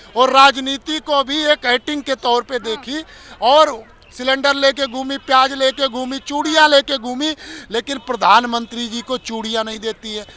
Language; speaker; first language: Hindi; native; Hindi